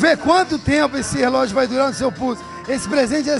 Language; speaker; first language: Portuguese; native; Portuguese